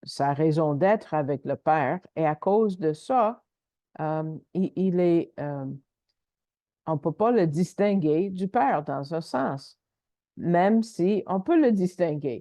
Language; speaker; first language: French; native; French